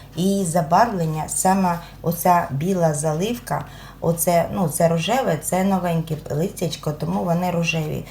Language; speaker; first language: Ukrainian; non-native, local second language; Russian